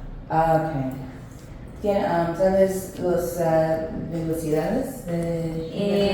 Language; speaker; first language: Spanish; non-native, learner; English